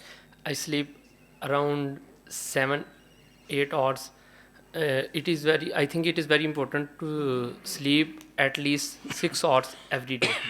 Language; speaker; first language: English; non-native, learner; Urdu